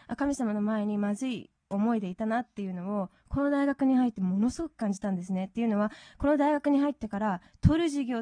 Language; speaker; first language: Japanese; native; Japanese